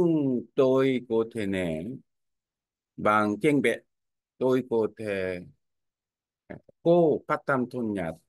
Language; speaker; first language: Vietnamese; non-native, learner; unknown